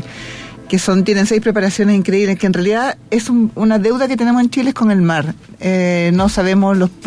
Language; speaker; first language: Spanish; native; Spanish